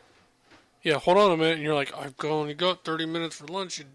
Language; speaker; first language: English; native; English